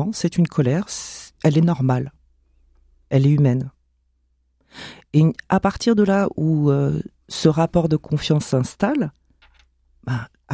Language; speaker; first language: French; non-native, local second language; Somali